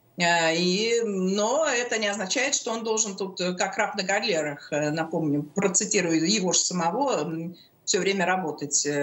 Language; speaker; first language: Russian; native; Russian